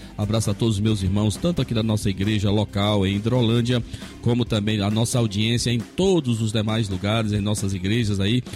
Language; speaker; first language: Portuguese; native; Portuguese